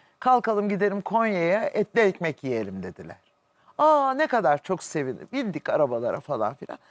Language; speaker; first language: Turkish; native; Turkish